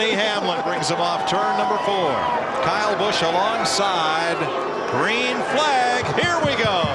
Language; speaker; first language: English; native; English